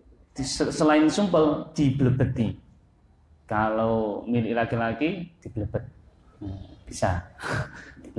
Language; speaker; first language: Indonesian; non-native, local second language; Javanese